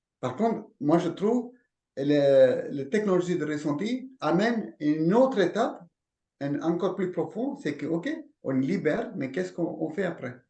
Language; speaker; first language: French; native; French